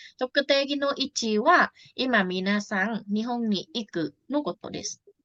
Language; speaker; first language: Japanese; non-native, fluent; Vietnamese